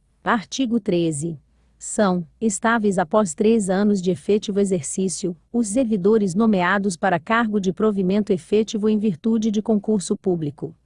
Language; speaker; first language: Portuguese; native; Portuguese